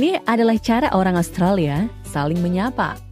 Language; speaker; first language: Indonesian; native; Indonesian